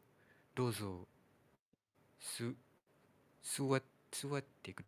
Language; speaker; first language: Japanese; non-native, learner; Malay